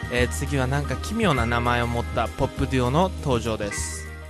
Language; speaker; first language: Japanese; native; Japanese